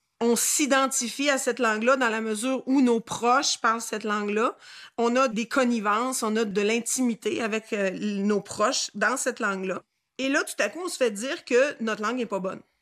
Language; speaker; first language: French; native; French